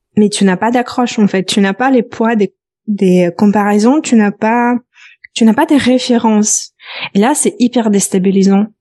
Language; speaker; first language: French; non-native, fluent; Russian